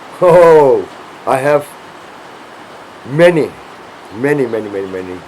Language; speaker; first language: English; non-native, fluent; Danish